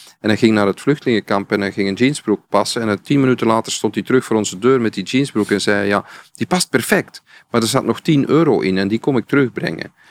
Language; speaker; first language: Dutch; native; Dutch